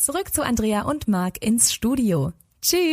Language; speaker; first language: German; native; German